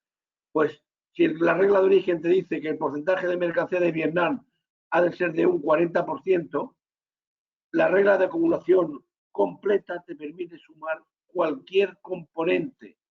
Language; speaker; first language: Spanish; native; Spanish